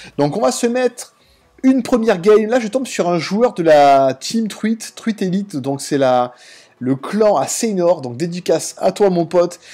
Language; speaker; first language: French; native; French